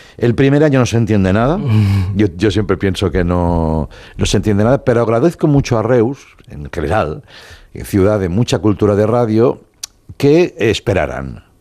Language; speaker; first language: Spanish; non-native, local second language; Catalan